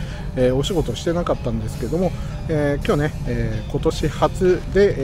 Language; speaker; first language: Japanese; native; Japanese